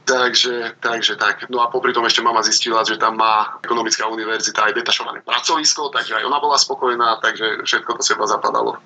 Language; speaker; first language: Slovak; native; Slovak